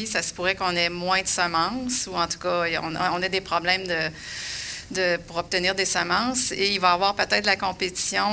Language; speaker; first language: French; native; French